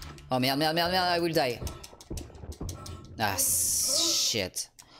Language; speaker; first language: English; non-native, learner; French